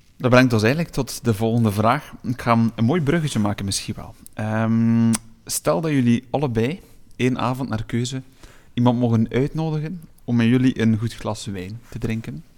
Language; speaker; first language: Dutch; native; Dutch